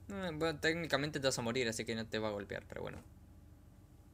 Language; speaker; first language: Spanish; native; Spanish